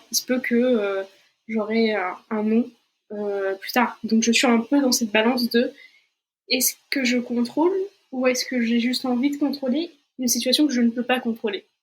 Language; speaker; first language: French; non-native, fluent; Portuguese